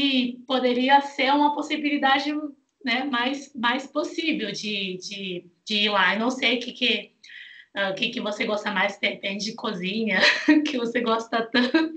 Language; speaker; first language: Portuguese; non-native, fluent; Chinese